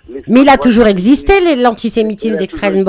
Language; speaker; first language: French; native; French